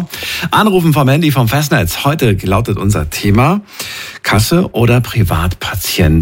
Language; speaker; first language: German; native; German